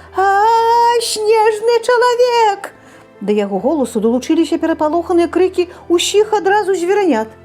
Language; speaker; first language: Belarusian; native; Belarusian